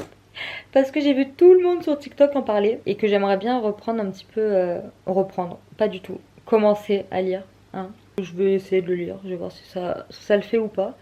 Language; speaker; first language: French; native; French